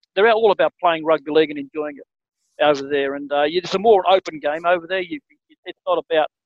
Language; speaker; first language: English; native; English